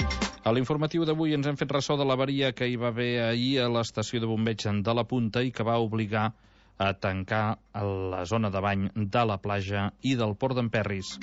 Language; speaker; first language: Catalan; native; Catalan